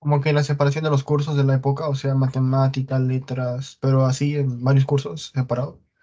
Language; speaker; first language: Spanish; native; Spanish